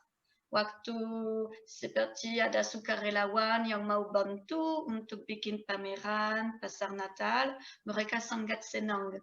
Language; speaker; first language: Indonesian; non-native, fluent; French